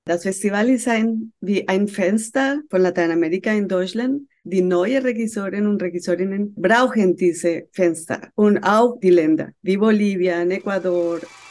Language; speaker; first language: German; non-native, fluent; Spanish